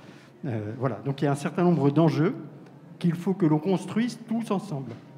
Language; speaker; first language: French; native; French